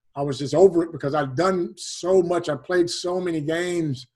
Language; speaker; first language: English; native; English